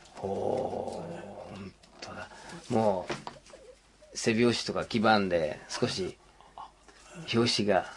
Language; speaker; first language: Japanese; non-native, fluent; English